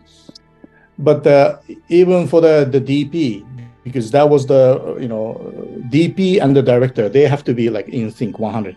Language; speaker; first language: English; non-native, fluent; Japanese